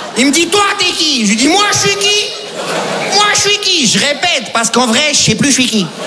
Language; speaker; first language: French; native; French